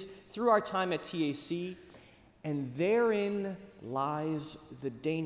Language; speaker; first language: English; native; English